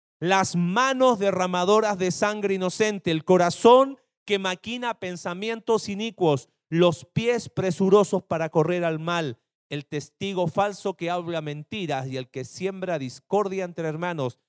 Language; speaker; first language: Spanish; native; Spanish